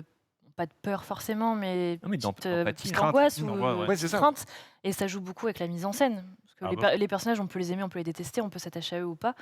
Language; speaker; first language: French; native; French